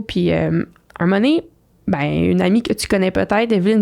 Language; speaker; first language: French; native; French